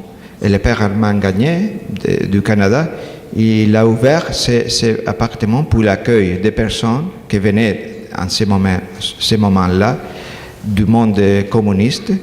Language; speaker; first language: French; non-native, learner; Spanish